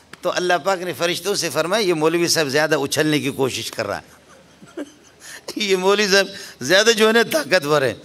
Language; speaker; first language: Urdu; non-native, local second language; Baluchi